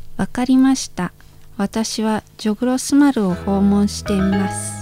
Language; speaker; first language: Japanese; non-native, fluent; Indonesian